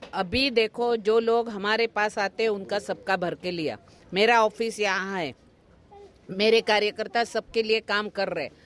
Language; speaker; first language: Hindi; non-native, local second language; Marathi